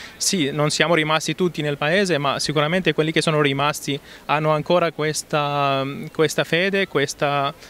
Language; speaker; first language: Italian; non-native, fluent; Arabic